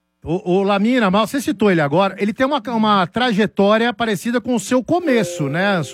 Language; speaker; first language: Portuguese; native; Portuguese